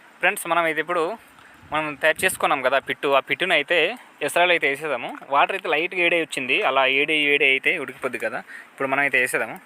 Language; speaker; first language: Telugu; non-native, local second language; Odia